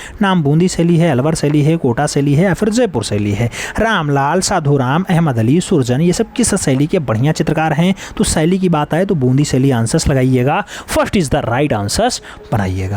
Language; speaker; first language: Hindi; native; Hindi